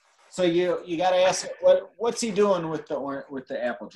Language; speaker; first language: English; native; English